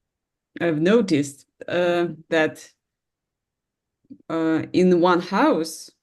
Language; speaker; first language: English; non-native, learner; Russian